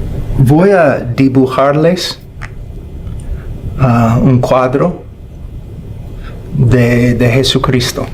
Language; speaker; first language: Spanish; non-native, fluent; English